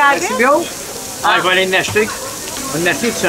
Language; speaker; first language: French; native; French